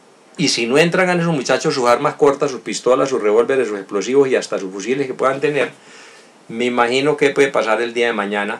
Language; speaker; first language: Spanish; native; Spanish